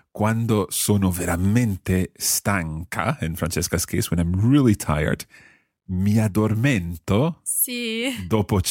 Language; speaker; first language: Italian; non-native, fluent; English